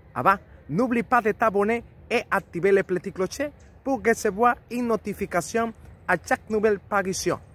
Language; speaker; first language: French; non-native, fluent; Spanish